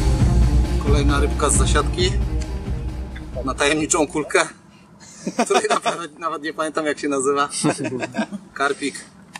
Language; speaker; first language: Polish; native; Polish